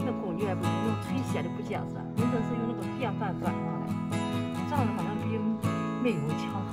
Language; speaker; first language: Chinese; native; Chinese